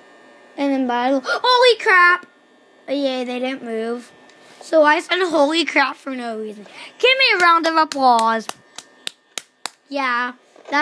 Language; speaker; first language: English; native; English